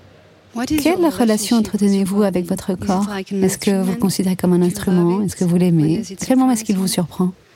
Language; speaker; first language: French; native; French